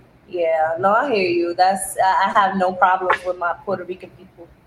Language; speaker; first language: English; early bilingual, other home language; Spanish